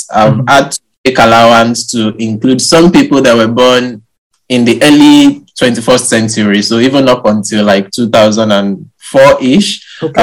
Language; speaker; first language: English; non-native, local second language; Yoruba